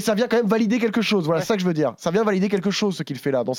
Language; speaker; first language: French; native; French